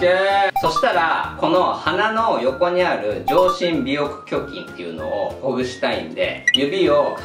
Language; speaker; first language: Japanese; native; Japanese